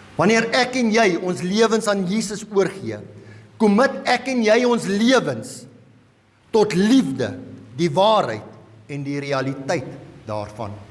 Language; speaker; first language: Afrikaans; non-native, local second language; English